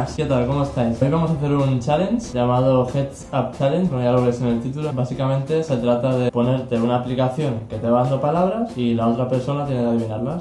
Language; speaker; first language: Spanish; native; Spanish